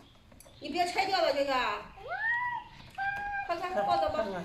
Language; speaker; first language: Chinese; native; Chinese